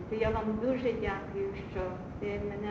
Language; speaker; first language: Ukrainian; early bilingual, heritage; Ukrainian